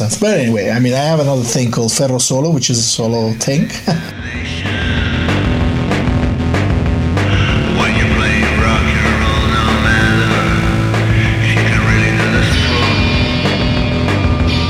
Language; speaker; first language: English; non-native, fluent; Italian